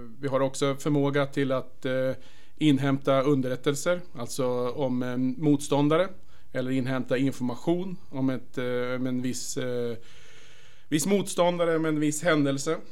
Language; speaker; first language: Swedish; native; Swedish